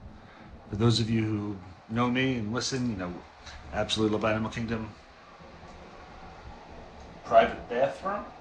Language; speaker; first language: English; native; English